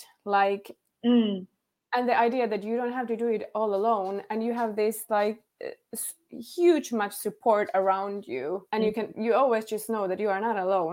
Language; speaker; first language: English; non-native, fluent; Finnish